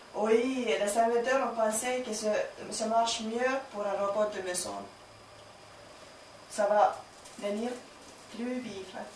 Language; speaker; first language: French; non-native, learner; Finnish